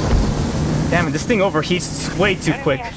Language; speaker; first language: English; native; English